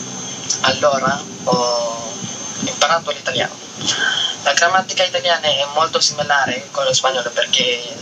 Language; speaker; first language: Italian; non-native, learner; Filipino